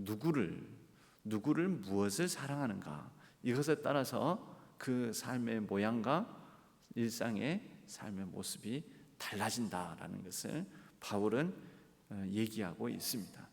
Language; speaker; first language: Korean; native; Korean